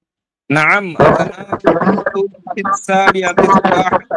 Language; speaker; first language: Arabic; non-native, learner; Bangla